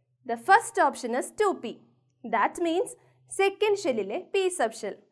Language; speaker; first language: English; non-native, local second language; Malayalam